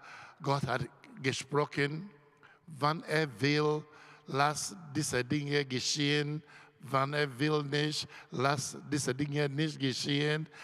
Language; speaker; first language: German; non-native, learner; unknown